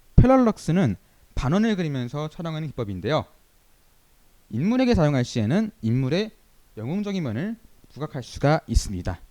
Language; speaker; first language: Korean; native; Korean